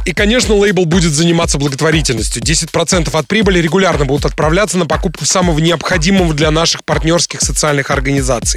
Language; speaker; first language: Russian; native; Russian